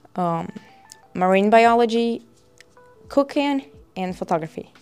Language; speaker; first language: English; non-native, fluent; Portuguese